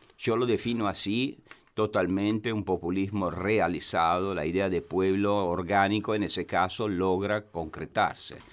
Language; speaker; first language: Spanish; non-native, fluent; Italian